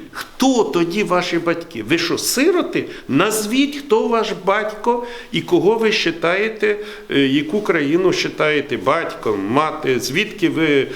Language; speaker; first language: Ukrainian; native; Ukrainian